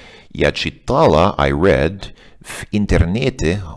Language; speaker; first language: Russian; non-native, learner; English